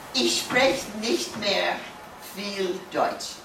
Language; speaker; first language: German; early bilingual, heritage; German